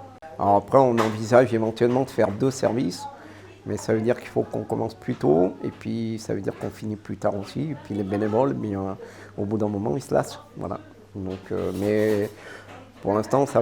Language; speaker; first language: French; native; French